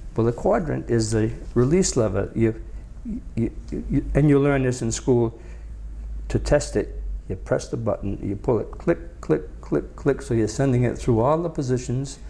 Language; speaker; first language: English; native; English